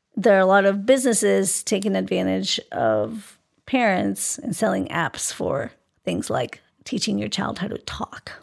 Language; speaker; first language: English; early bilingual, other home language; Spanish